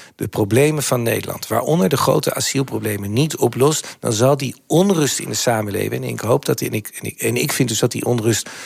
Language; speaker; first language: Dutch; native; Dutch